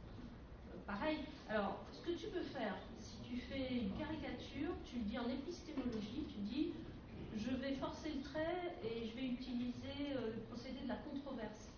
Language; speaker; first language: French; native; French